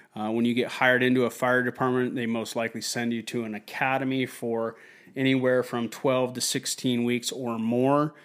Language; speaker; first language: English; native; English